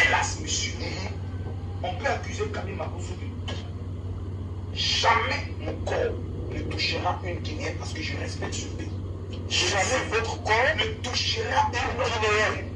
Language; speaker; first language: French; native; French